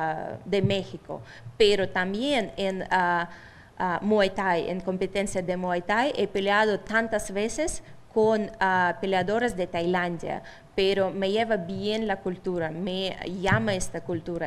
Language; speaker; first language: Spanish; non-native, fluent; Russian